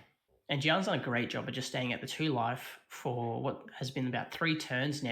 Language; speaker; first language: English; native; English